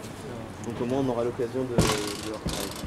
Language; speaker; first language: French; native; French